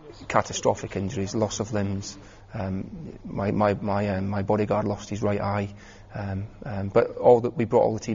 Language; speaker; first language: English; native; English